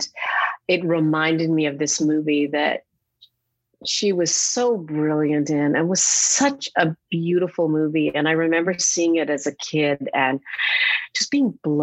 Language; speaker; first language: English; native; English